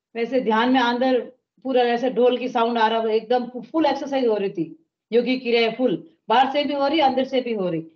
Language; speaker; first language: Hindi; native; Hindi